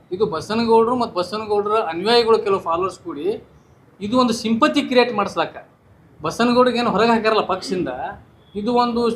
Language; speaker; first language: Kannada; native; Kannada